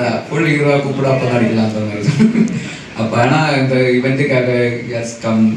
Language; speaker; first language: Tamil; non-native, local second language; Malayalam